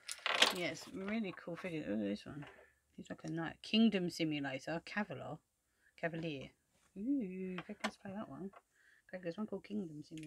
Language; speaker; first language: English; native; English